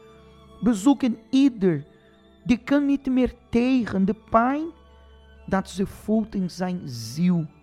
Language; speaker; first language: Dutch; non-native, fluent; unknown